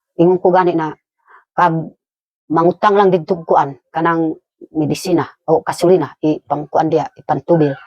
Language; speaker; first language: Cebuano; non-native, local second language; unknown